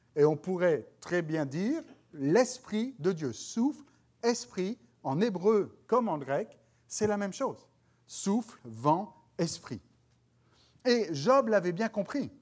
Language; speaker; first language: French; native; French